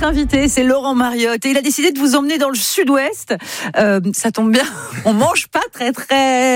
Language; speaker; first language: French; native; French